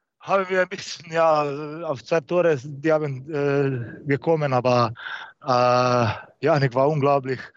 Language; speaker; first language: German; non-native, learner; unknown